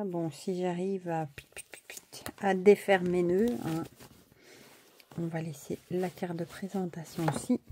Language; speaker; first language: French; native; French